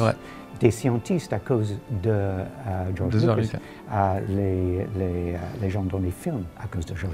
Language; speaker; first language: French; non-native, fluent; English